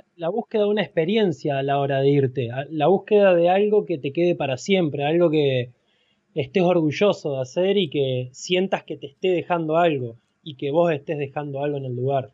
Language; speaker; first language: Spanish; native; Spanish